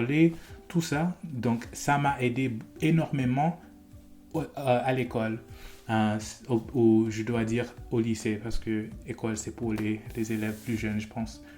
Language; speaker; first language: French; non-native, fluent; English